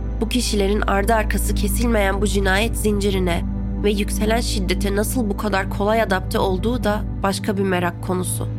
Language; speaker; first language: Turkish; native; Turkish